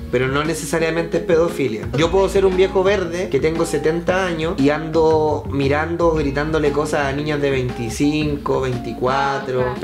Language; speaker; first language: Spanish; native; Spanish